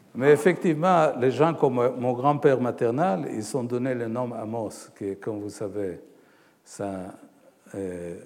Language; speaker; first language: French; non-native, fluent; Hebrew